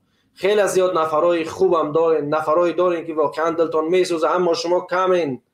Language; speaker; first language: Persian; native; Persian